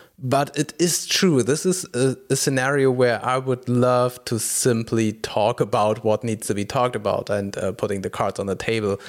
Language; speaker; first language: English; non-native, fluent; German